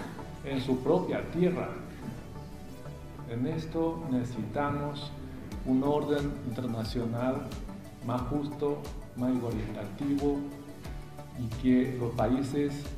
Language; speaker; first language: Spanish; non-native, fluent; Chinese